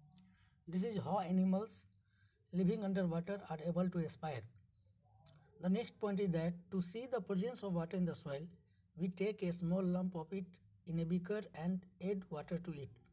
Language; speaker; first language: English; non-native, local second language; Hindi